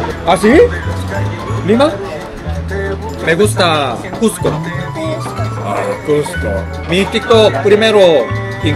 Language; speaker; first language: Spanish; non-native, learner; Korean